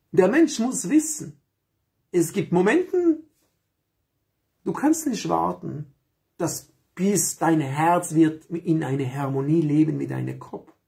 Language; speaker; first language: German; non-native, fluent; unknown